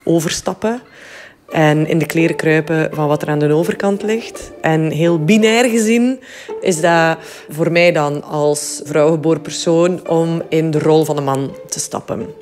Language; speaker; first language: Dutch; native; Dutch